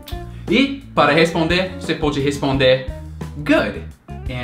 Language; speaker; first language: Portuguese; non-native, fluent; English